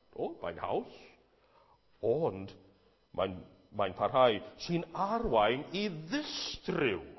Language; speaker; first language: Welsh; native; Welsh